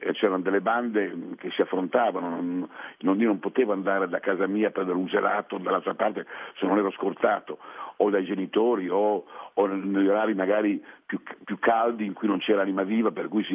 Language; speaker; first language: Italian; early bilingual, other home language; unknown